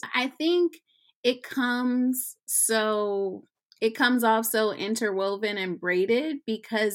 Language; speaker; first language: English; native; English